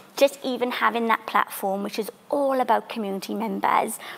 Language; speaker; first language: English; native; English